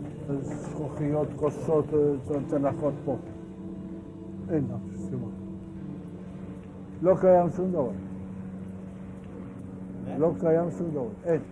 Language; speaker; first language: Hebrew; non-native, fluent; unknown